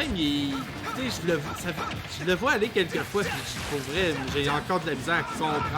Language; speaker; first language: French; native; French